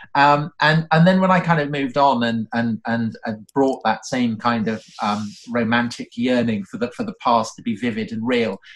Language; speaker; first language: English; native; English